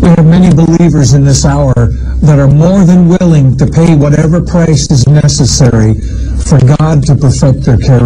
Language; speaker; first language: English; native; English